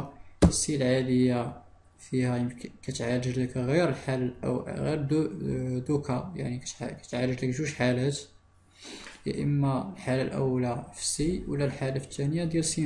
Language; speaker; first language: Arabic; native; Arabic